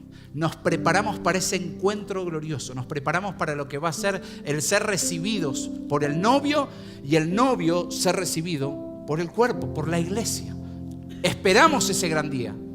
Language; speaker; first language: Spanish; native; Spanish